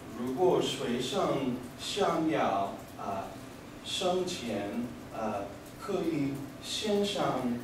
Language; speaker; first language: Chinese; non-native, learner; English